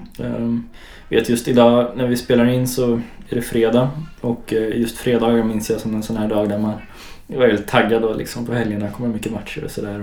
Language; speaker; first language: Swedish; native; Swedish